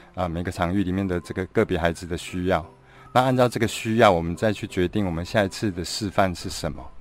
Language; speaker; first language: Chinese; non-native, local second language; Min Nan Chinese